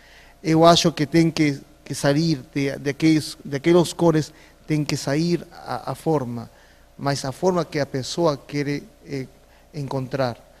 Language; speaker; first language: Portuguese; non-native, fluent; Spanish